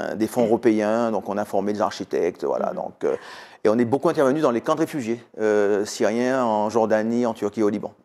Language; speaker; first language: French; native; French